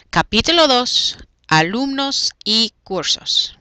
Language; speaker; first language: Spanish; non-native, fluent; English